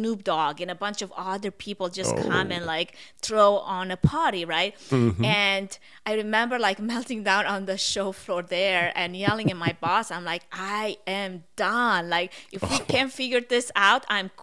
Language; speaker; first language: English; non-native, fluent; Russian